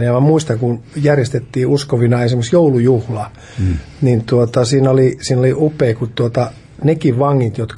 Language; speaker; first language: Finnish; native; Finnish